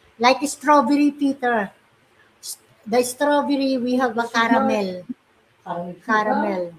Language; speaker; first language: English; non-native, local second language; Filipino